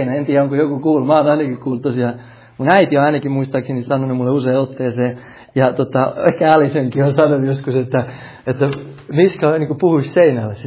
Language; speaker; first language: Finnish; early bilingual, heritage; Finnish